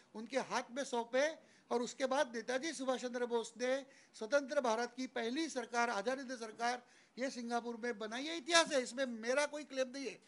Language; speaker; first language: Hindi; non-native, local second language; Marathi